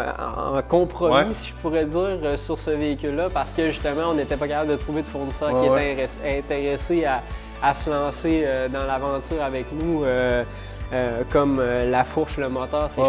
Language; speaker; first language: French; native; French